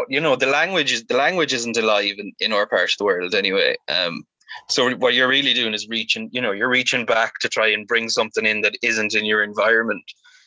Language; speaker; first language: English; native; English